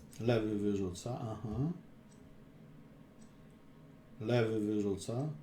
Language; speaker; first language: Polish; native; Polish